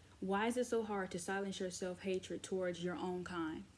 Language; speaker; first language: English; native; English